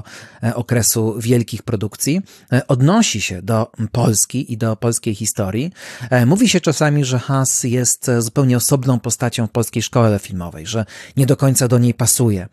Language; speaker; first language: Polish; native; Polish